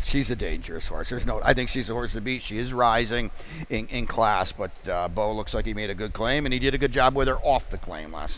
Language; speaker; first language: English; native; English